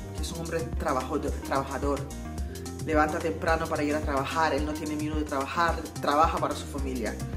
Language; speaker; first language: Spanish; non-native, fluent; Papiamento